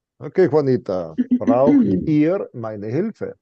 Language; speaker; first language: German; non-native, fluent; English